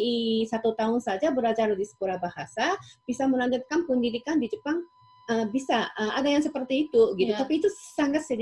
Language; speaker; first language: Indonesian; non-native, fluent; Japanese